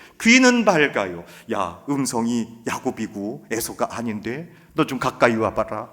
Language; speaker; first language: Korean; native; Korean